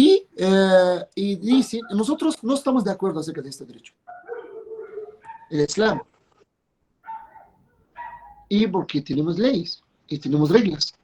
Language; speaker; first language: Spanish; non-native, fluent; Arabic